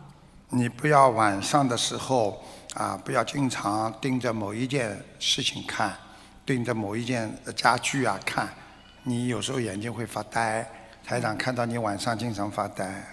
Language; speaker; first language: Chinese; non-native, local second language; Wu Chinese